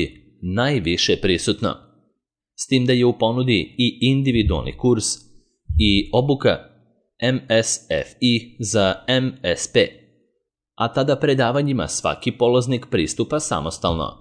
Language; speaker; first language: Serbian; native; Serbian